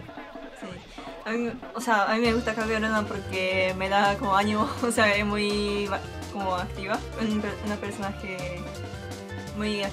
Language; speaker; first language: Spanish; non-native, fluent; Japanese